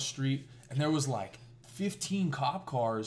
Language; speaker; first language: English; native; English